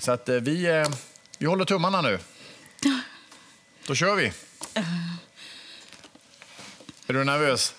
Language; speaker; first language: Swedish; native; Swedish